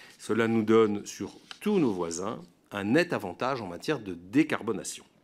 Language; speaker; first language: French; native; French